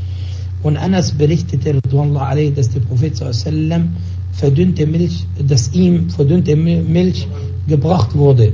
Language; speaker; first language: German; non-native, fluent; Arabic